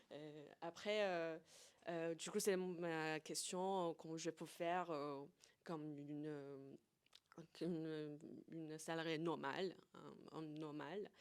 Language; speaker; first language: French; non-native, learner; Chinese